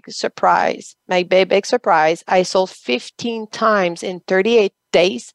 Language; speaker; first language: English; non-native, fluent; French